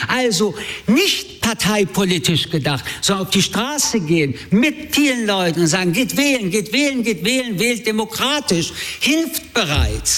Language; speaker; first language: German; early bilingual, other home language; French